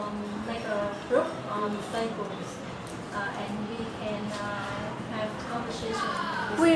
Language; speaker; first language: English; non-native, learner; Vietnamese